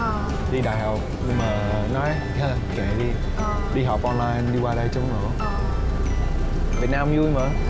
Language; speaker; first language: Vietnamese; early bilingual, heritage; English